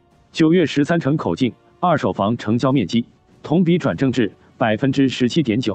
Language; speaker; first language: Chinese; native; Chinese